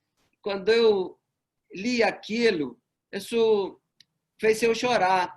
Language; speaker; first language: Portuguese; non-native, fluent; Spanish